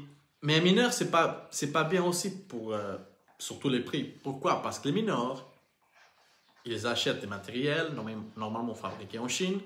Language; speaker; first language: French; non-native, learner; Portuguese